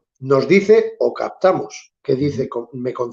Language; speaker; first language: Spanish; native; Spanish